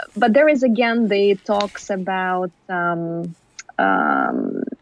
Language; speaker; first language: English; non-native, fluent; Ukrainian